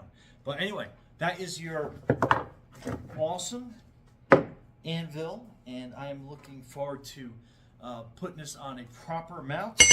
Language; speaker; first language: English; native; English